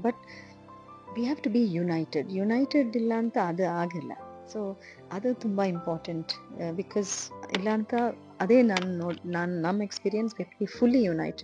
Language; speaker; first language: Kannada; non-native, learner; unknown